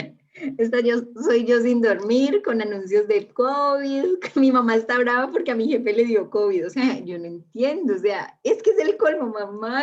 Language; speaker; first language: Spanish; native; Spanish